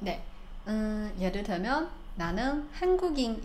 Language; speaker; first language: Korean; non-native, fluent; Chinese